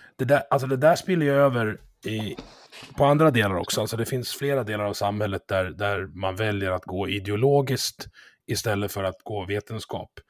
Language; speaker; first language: Swedish; native; Swedish